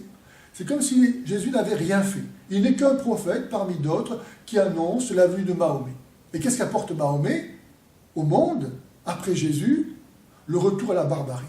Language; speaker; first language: French; native; French